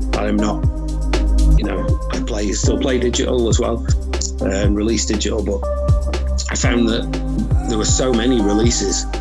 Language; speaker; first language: English; native; English